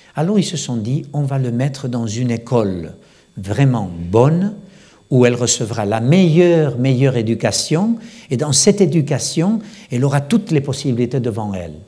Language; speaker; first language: French; non-native, fluent; Spanish